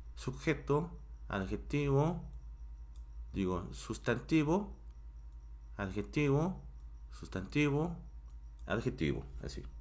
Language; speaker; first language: Spanish; non-native, fluent; Korean